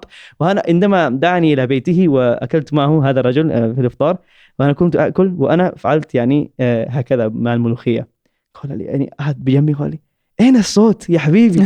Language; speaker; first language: Arabic; non-native, learner; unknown